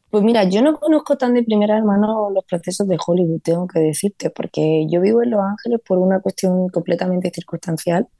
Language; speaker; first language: Spanish; native; Spanish